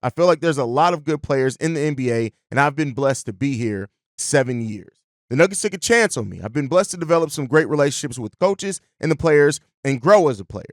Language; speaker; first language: English; native; English